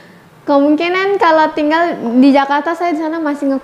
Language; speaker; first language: Indonesian; native; Indonesian